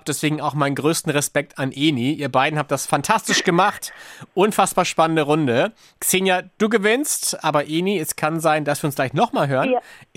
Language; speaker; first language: German; native; German